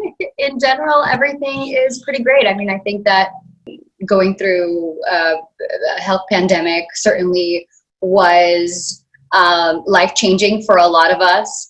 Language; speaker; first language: English; early bilingual, other home language; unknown